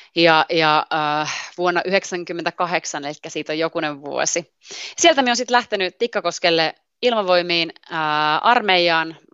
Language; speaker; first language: Finnish; native; Finnish